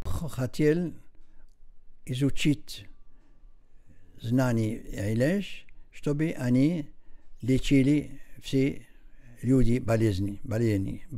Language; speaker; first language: Russian; non-native, learner; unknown